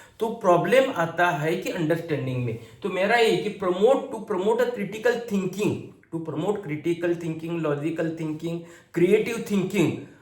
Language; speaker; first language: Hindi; non-native, local second language; Marathi